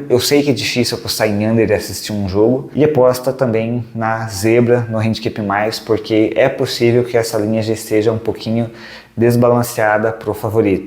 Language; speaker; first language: Portuguese; native; Portuguese